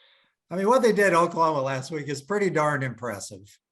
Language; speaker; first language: English; native; English